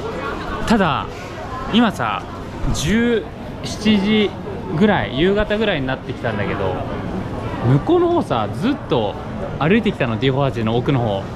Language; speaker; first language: Japanese; native; Japanese